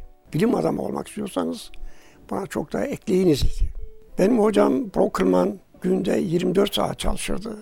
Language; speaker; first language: Turkish; native; Turkish